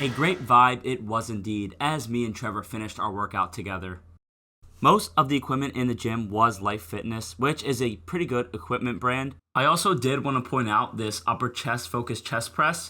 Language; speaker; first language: English; native; English